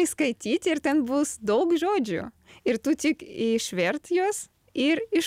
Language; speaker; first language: Lithuanian; non-native, learner; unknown